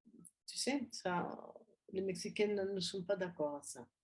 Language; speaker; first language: French; non-native, fluent; Spanish